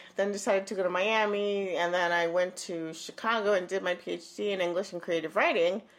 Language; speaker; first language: English; native; English